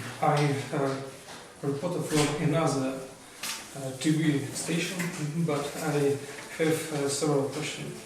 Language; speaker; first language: English; non-native, learner; Russian